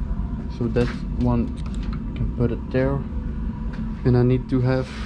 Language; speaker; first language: English; non-native, fluent; Dutch